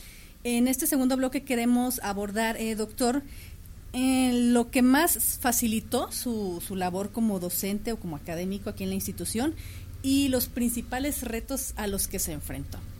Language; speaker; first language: Spanish; native; Spanish